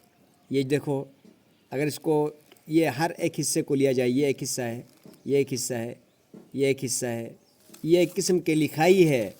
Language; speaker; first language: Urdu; non-native, local second language; Shina